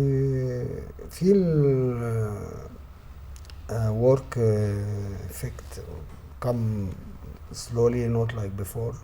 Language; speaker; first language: English; non-native, learner; Arabic